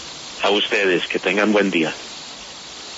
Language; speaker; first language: Spanish; non-native, fluent; English